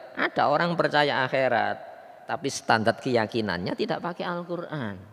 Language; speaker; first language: Indonesian; non-native, local second language; Javanese